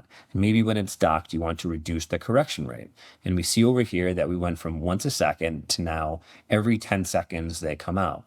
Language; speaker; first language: English; native; English